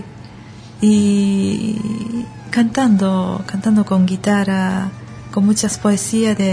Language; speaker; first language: Spanish; non-native, learner; Japanese